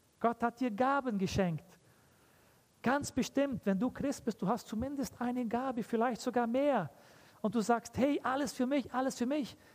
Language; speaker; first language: German; early bilingual, heritage; German